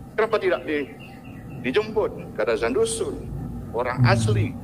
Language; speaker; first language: Malay; non-native, local second language; Iban